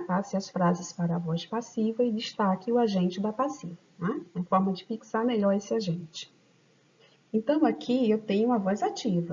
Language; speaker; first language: Portuguese; native; Portuguese